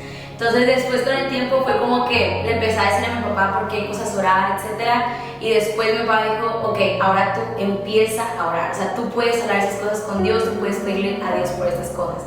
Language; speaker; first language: Spanish; early bilingual, other home language; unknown